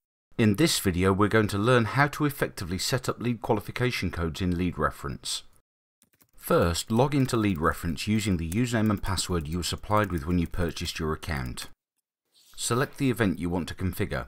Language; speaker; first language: English; native; English